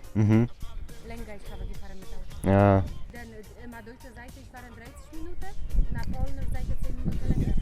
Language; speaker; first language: German; non-native, learner; Polish